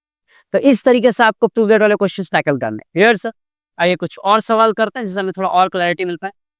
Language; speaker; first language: Hindi; non-native, local second language; Gujarati